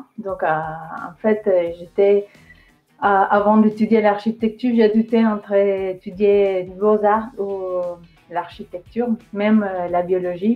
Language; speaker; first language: French; non-native, fluent; Spanish